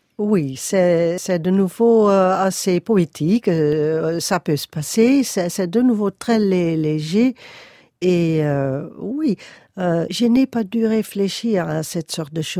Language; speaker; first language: French; non-native, fluent; Dutch